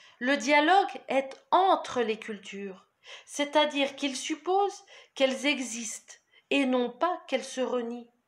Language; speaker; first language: French; native; French